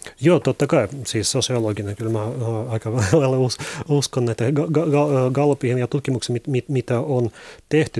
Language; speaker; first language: Finnish; non-native, learner; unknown